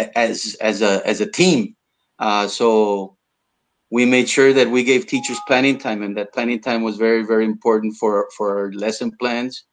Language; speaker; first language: English; early bilingual, other home language; Spanish